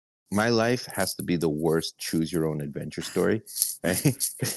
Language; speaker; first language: English; early bilingual, other home language; Spanish